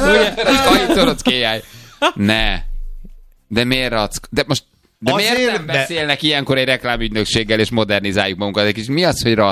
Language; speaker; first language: Hungarian; native; Hungarian